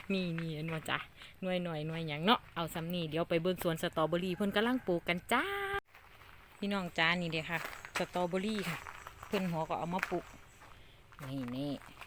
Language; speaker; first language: Thai; native; Thai